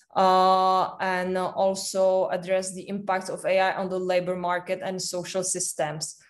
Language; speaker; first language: English; non-native, fluent; Czech